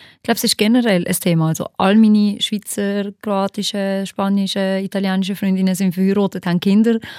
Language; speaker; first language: German; early bilingual, other home language; Albanian